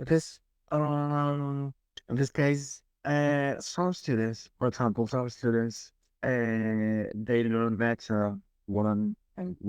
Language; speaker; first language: English; non-native, learner; Spanish